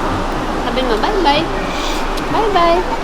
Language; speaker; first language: Filipino; native; Filipino